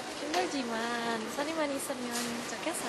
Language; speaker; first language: Korean; non-native, learner; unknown